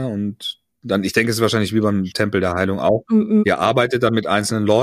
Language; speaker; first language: German; native; German